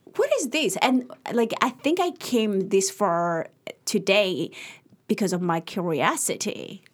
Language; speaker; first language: English; early bilingual, other home language; Arabic